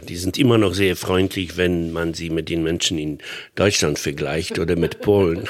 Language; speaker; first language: German; non-native, fluent; Polish